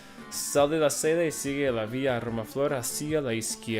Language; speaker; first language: Spanish; non-native, fluent; English